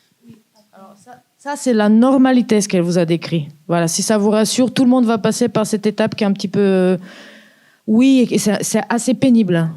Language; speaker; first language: French; native; French